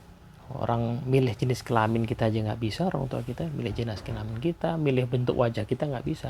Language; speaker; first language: Indonesian; native; Indonesian